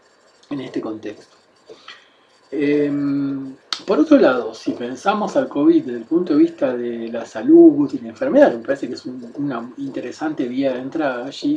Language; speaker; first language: Spanish; native; Spanish